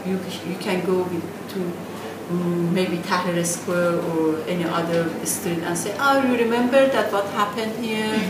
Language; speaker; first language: English; non-native, fluent; Persian